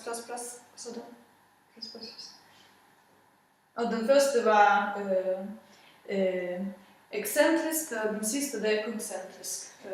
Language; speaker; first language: Danish; non-native, fluent; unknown